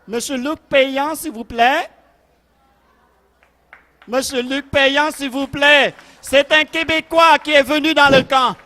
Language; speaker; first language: French; non-native, fluent; Vietnamese